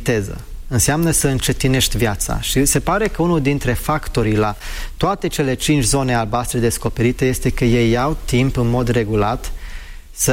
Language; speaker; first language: Romanian; non-native, fluent; English